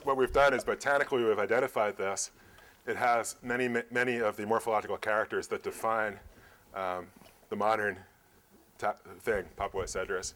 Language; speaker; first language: English; native; English